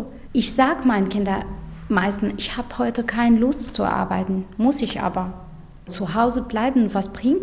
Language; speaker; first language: German; non-native, learner; Arabic